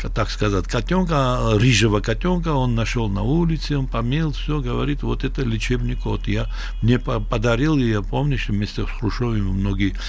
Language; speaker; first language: Russian; non-native, local second language; Georgian